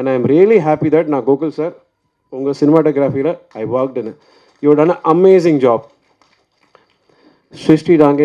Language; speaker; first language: Tamil; native; Tamil